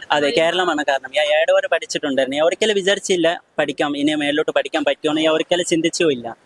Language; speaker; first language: Malayalam; non-native, local second language; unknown